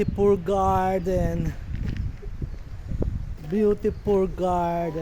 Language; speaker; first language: English; non-native, local second language; Filipino